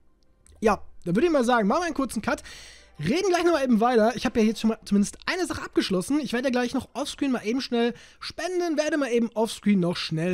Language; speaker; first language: German; native; German